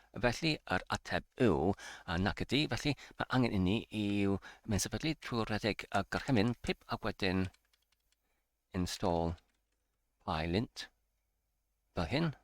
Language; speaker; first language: Welsh; non-native, fluent; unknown